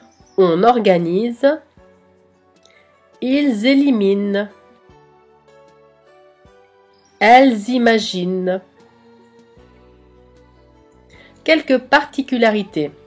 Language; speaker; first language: French; non-native, fluent; Italian